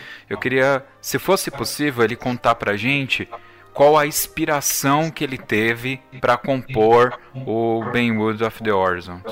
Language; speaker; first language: Portuguese; native; Portuguese